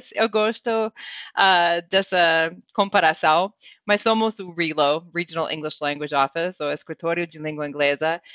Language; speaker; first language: Portuguese; non-native, fluent; English